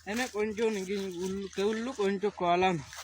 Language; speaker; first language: Amharic; non-native, learner; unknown